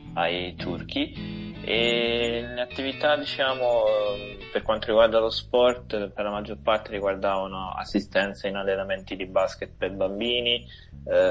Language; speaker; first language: Italian; native; Italian